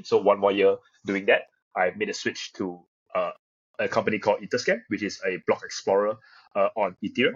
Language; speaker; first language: English; non-native, local second language; Chinese